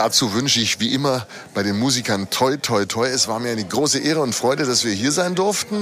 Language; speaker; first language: German; native; German